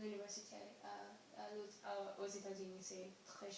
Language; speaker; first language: French; non-native, learner; English